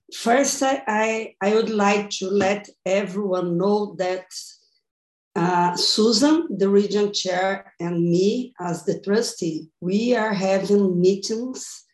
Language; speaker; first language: English; non-native, fluent; Portuguese